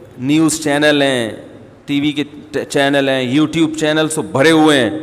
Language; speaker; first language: Urdu; native; Urdu